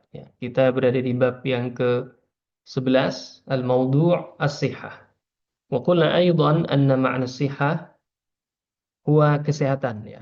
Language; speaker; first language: Arabic; non-native, fluent; Indonesian